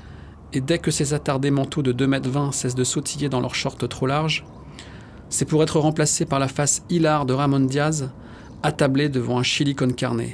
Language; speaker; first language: French; native; French